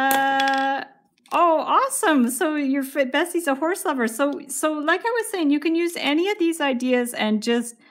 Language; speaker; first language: English; native; English